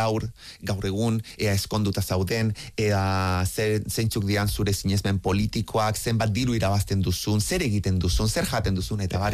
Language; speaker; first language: Basque; native; Basque